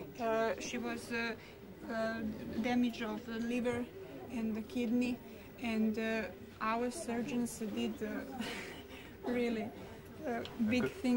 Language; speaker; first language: English; non-native, local second language; Croatian